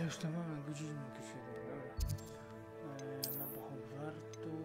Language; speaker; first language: Russian; non-native, learner; Polish